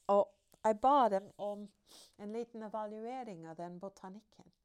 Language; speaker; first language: Norwegian; non-native, fluent; English